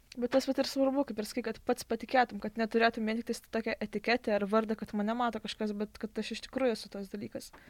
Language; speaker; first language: Lithuanian; native; Lithuanian